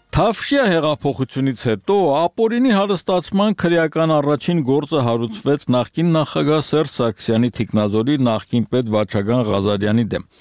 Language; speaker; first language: Armenian; native; Armenian